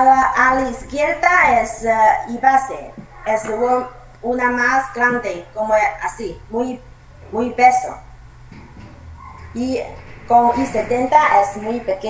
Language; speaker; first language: Spanish; non-native, learner; Chinese